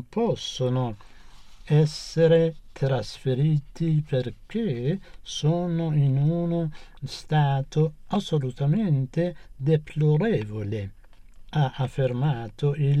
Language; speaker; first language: Italian; non-native, fluent; Persian